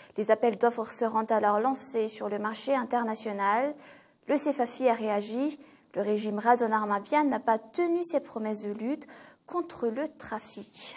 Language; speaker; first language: French; non-native, local second language; Malagasy